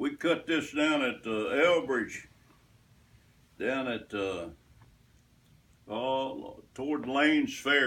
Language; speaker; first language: English; native; English